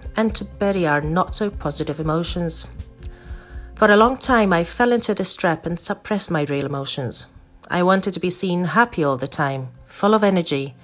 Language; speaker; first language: English; non-native, fluent; Maltese